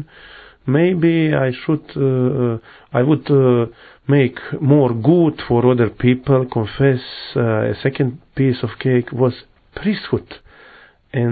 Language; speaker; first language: English; non-native, learner; Bosnian